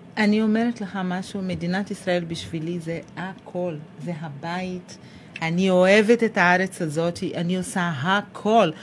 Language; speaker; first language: Hebrew; non-native, fluent; Portuguese